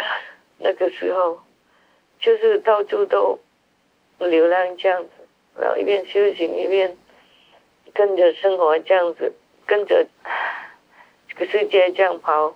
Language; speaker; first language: Chinese; non-native, fluent; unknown